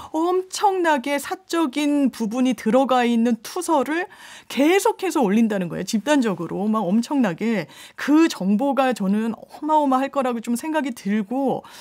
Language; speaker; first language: Korean; native; Korean